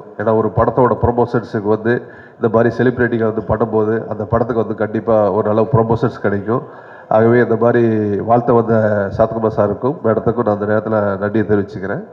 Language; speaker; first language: Tamil; native; Tamil